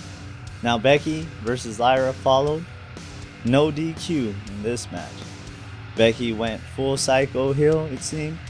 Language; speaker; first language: English; native; English